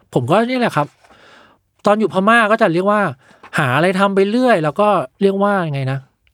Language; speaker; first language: Thai; early bilingual, other home language; Chinese